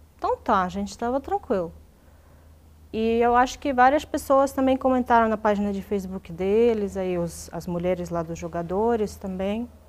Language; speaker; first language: Portuguese; non-native, fluent; Russian